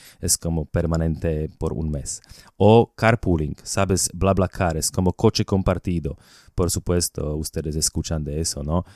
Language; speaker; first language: Spanish; non-native, fluent; Slovak